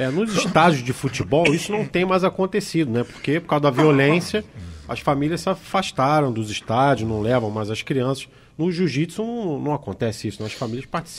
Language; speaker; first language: Portuguese; native; Portuguese